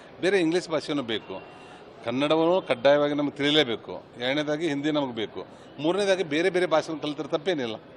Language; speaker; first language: Kannada; native; Kannada